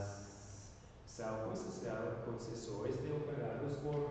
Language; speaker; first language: Portuguese; non-native, learner; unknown